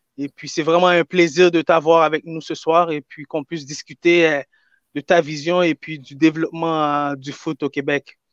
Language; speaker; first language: French; native; French